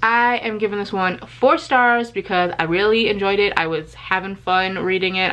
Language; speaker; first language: English; native; English